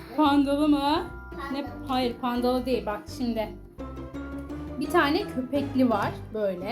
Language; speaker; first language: Turkish; native; Turkish